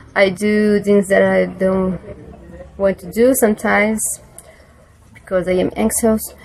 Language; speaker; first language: English; non-native, learner; Portuguese